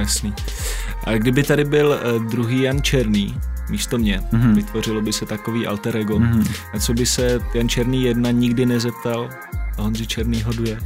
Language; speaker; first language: Czech; native; Czech